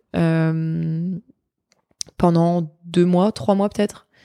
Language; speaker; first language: French; native; French